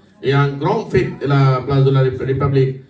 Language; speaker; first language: French; non-native, learner; Bangla